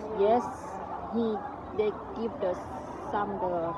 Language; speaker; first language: English; non-native, learner; Thai